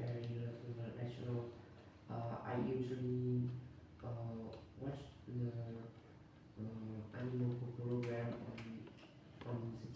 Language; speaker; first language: English; non-native, learner; Vietnamese